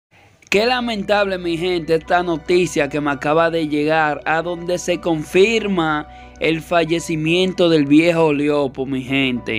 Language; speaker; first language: Spanish; native; Spanish